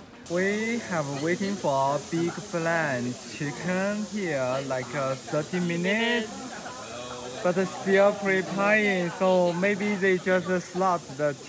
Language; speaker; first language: English; non-native, learner; Chinese